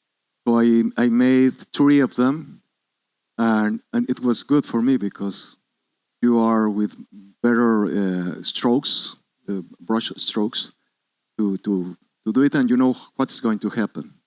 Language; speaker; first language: English; non-native, learner; Spanish